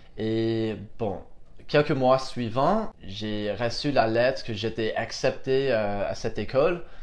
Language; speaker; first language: French; non-native, fluent; English